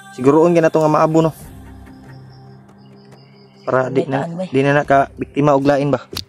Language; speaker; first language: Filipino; non-native, local second language; Cebuano